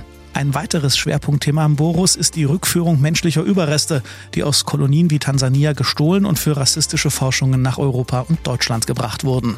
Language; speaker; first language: German; native; German